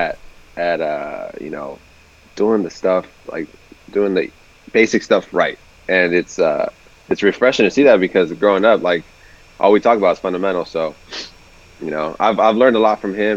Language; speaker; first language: English; native; English